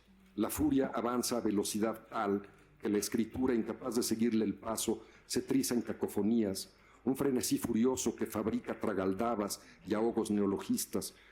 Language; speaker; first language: Spanish; native; Spanish